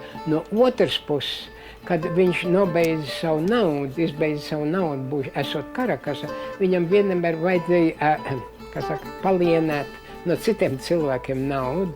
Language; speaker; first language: Latvian; early bilingual, heritage; Latvian